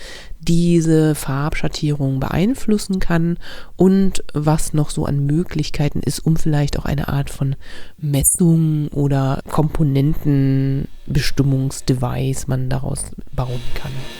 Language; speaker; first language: German; native; German